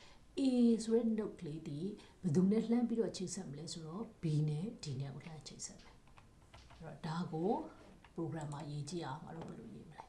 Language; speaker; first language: Burmese; native; Burmese